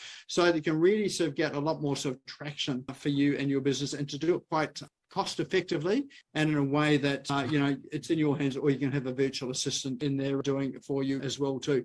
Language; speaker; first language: English; native; English